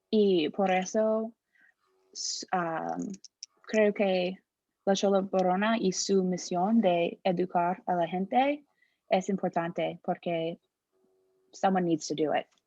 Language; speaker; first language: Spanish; non-native, fluent; English